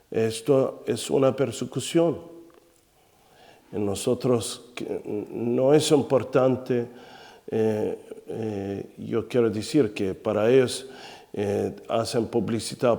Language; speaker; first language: Spanish; non-native, fluent; Arabic